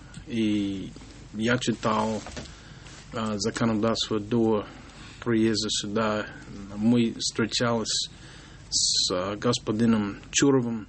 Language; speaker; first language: Russian; non-native, learner; English